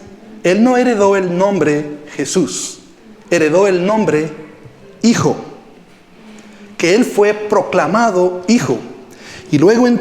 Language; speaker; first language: Spanish; native; Spanish